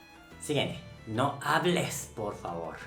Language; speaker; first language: Spanish; non-native, local second language; Japanese